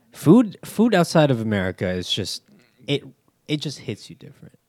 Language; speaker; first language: English; early bilingual, other home language; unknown